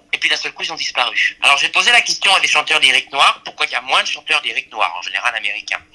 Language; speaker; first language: French; native; French